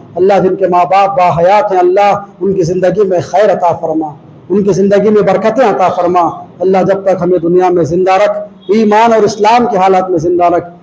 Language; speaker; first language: Urdu; native; Urdu